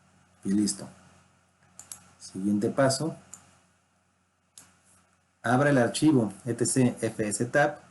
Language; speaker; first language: Spanish; native; Spanish